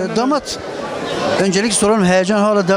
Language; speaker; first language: Turkish; non-native, local second language; Kurdish